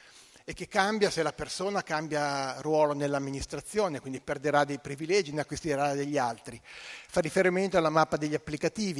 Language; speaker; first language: Italian; native; Italian